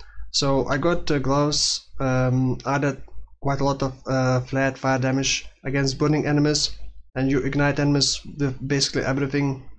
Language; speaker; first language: English; non-native, fluent; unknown